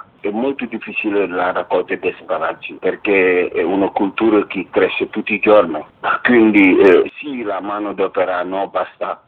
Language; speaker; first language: Italian; non-native, fluent; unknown